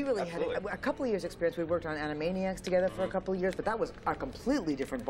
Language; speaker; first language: English; native; English